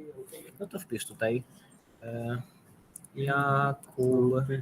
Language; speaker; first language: Polish; native; Polish